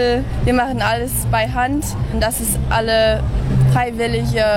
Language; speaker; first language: German; early bilingual, heritage; English